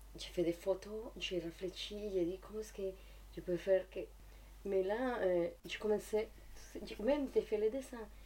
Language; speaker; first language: French; non-native, fluent; Spanish